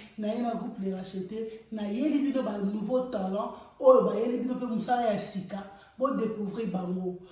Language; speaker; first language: Lingala; non-native, local second language; Mongo